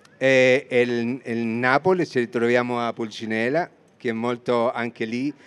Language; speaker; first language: Italian; non-native, fluent; Spanish